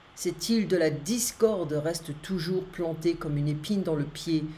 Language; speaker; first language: French; native; French